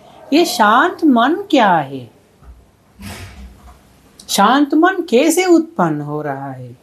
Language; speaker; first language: Hindi; non-native, fluent; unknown